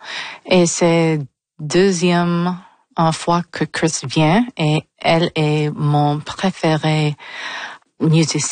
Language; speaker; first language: French; non-native, local second language; English